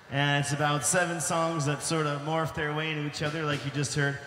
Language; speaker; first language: English; native; English